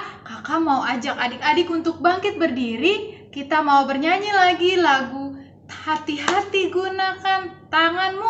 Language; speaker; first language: Indonesian; native; Indonesian